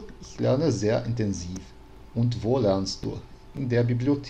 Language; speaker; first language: German; non-native, fluent; Portuguese